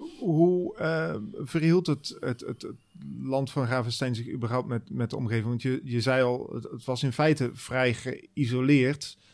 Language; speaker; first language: Dutch; native; Dutch